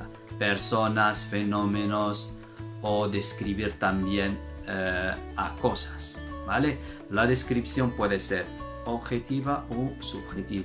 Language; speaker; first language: Spanish; non-native, fluent; Arabic